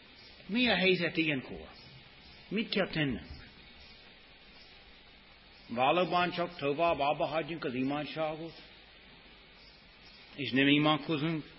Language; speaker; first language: Hungarian; non-native, fluent; English